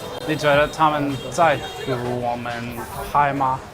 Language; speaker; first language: Chinese; non-native, learner; English